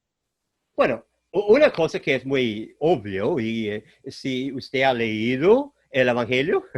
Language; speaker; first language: Spanish; non-native, fluent; German